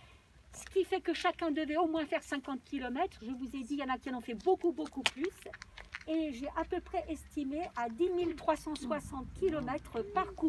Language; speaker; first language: French; native; French